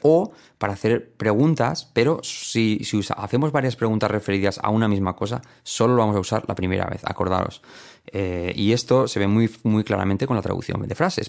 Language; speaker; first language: Spanish; native; Spanish